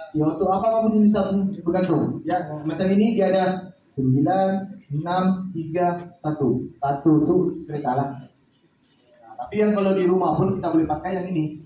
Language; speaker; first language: Malay; native; Malay